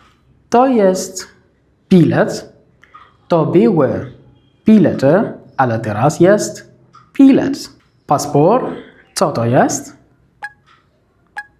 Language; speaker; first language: Polish; non-native, fluent; Arabic